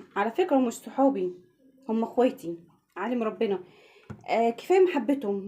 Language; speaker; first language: Arabic; native; Arabic